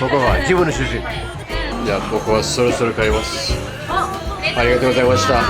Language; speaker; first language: Japanese; non-native, learner; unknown